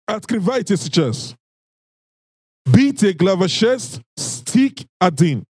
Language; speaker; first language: Russian; non-native, learner; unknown